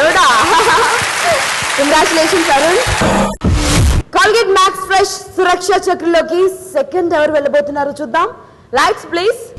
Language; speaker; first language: Telugu; native; Telugu